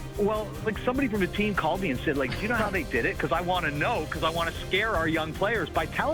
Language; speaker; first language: English; native; English